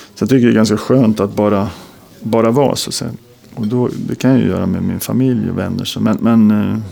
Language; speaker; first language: Swedish; native; Swedish